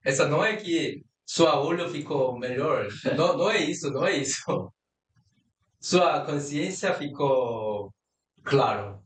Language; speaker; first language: Portuguese; non-native, fluent; Korean